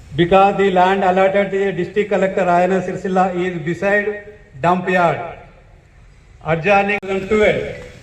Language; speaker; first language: English; non-native, local second language; Telugu